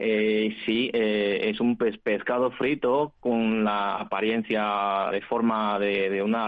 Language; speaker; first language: Spanish; non-native, fluent; Chinese